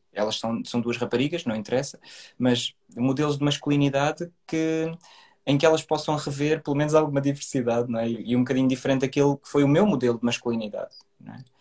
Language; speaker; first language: Portuguese; native; Portuguese